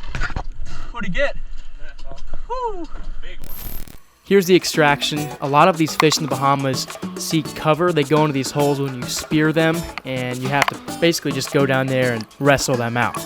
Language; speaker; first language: English; native; English